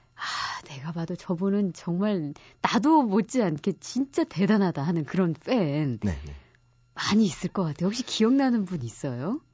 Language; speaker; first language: Korean; native; Korean